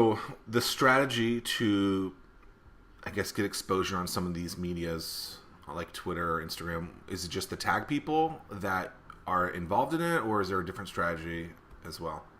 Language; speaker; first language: English; native; English